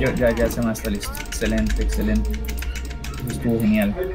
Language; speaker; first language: Spanish; native; Spanish